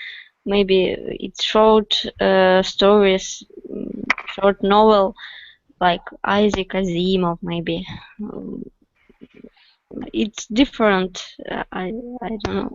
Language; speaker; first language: English; non-native, learner; Russian